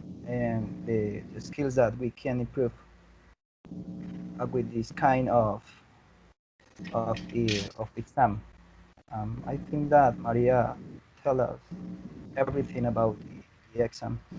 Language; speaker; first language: English; non-native, learner; Spanish